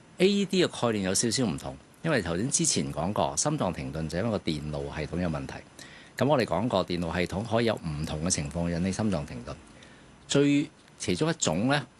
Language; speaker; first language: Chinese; non-native, local second language; Cantonese